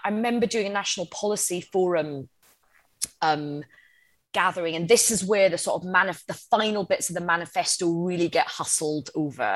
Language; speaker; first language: English; native; English